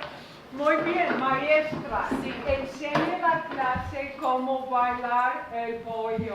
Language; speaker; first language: Spanish; non-native, fluent; English